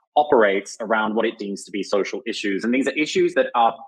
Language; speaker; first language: English; native; English